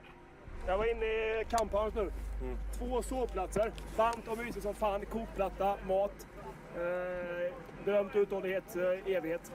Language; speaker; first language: Swedish; native; Swedish